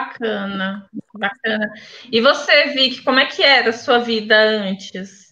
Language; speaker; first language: Portuguese; native; Portuguese